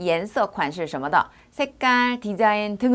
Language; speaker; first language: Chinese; non-native, fluent; Korean